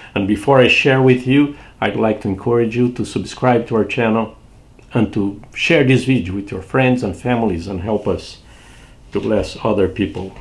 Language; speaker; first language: English; non-native, fluent; Portuguese